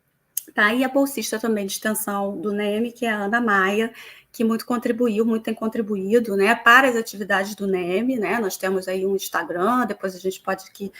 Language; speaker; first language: Portuguese; native; Portuguese